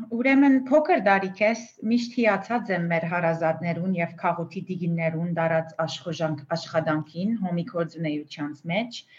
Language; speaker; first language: Armenian; early bilingual, heritage; Armenian